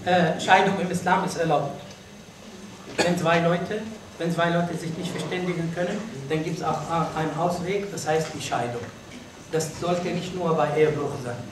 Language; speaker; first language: German; non-native, fluent; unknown